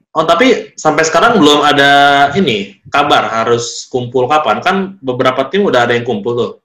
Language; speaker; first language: Indonesian; native; Indonesian